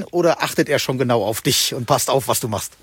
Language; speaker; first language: German; native; German